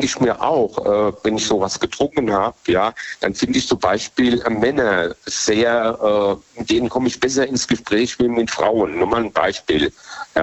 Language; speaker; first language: German; native; German